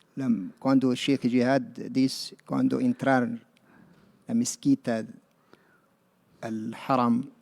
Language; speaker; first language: Portuguese; non-native, learner; Arabic